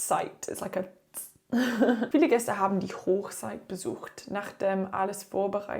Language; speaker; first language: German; non-native, learner; English